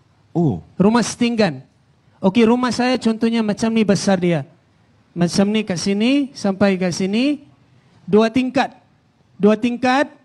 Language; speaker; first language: Indonesian; non-native, fluent; Filipino